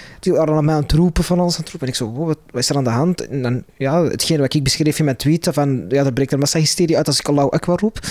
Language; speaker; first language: Dutch; non-native, local second language; Arabic